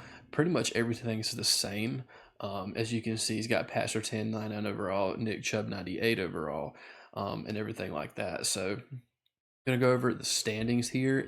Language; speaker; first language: English; native; English